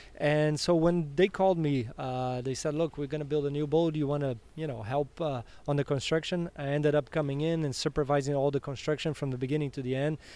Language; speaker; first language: English; non-native, fluent; Portuguese